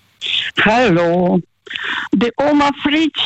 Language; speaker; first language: German; non-native, fluent; Russian